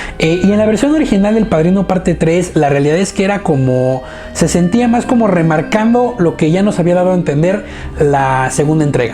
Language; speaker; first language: Spanish; native; Spanish